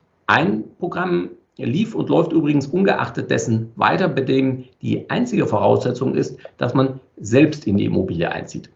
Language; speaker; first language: German; native; German